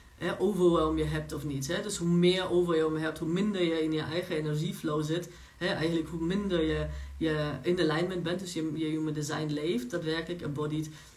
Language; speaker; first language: Dutch; non-native, fluent; Polish